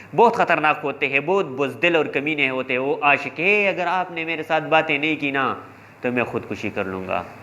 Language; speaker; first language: Urdu; non-native, local second language; Pashto